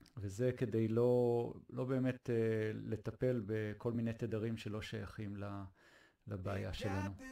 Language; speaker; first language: Hebrew; native; Hebrew